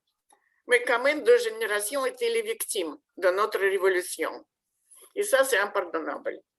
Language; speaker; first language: French; non-native, fluent; Russian